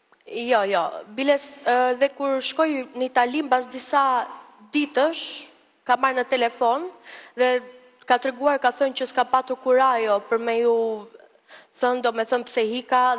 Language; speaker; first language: Albanian; early bilingual, heritage; Albanian